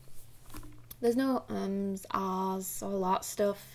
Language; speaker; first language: English; native; English